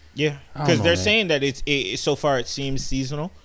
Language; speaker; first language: English; native; English